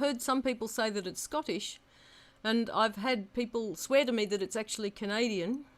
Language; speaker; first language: English; native; English